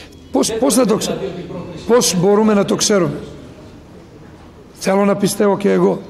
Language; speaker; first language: Greek; non-native, fluent; Serbian